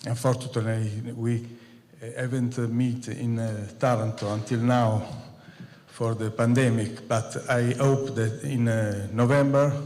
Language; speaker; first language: English; non-native, fluent; Italian